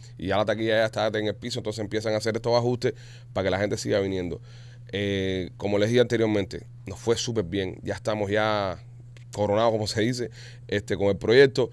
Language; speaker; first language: Spanish; native; Spanish